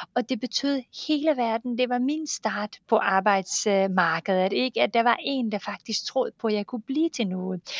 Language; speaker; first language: Danish; non-native, fluent; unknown